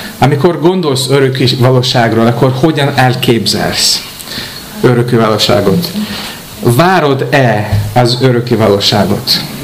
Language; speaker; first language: Hungarian; non-native, fluent; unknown